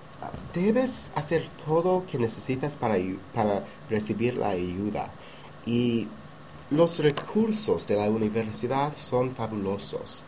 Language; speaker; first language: Spanish; non-native, learner; English